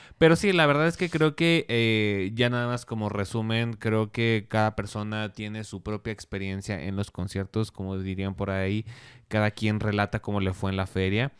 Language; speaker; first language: Spanish; native; Spanish